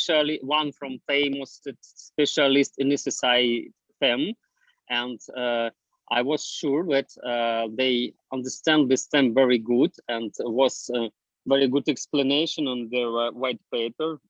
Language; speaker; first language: English; non-native, learner; Russian